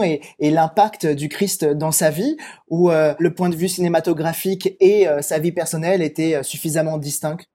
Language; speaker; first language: French; native; French